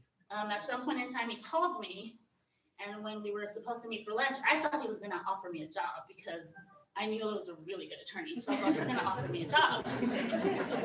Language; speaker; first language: English; early bilingual, other home language; Spanish